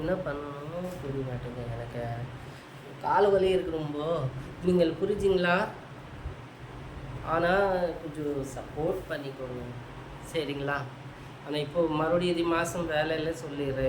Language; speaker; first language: Tamil; non-native, local second language; Urdu